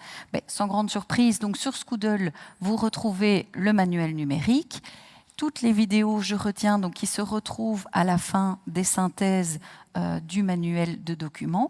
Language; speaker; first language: French; native; French